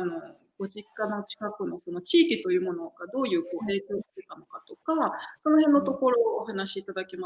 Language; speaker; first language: Japanese; native; Japanese